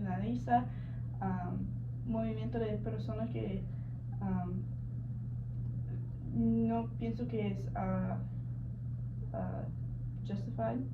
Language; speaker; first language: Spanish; non-native, learner; English